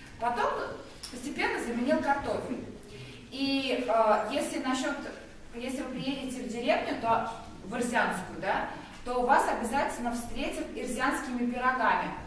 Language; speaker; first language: Russian; native; Russian